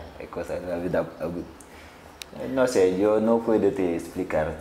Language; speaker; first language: Spanish; non-native, learner; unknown